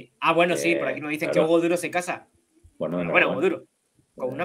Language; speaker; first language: Spanish; native; Spanish